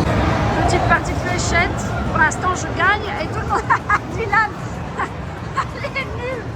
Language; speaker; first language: French; native; French